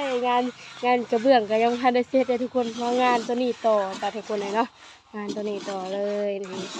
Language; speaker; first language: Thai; non-native, local second language; Northeastern Thai